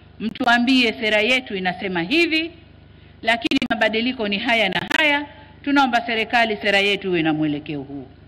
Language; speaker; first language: Swahili; native; Swahili